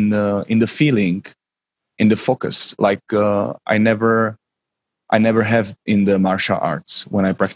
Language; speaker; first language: English; non-native, learner; Czech